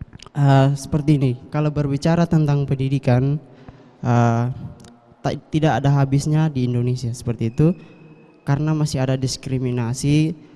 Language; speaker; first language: Indonesian; non-native, local second language; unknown